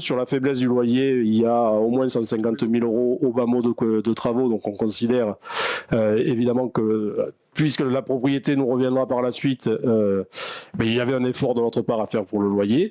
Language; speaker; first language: French; native; French